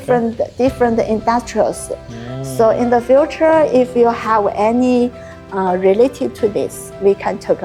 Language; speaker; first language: English; non-native, learner; Chinese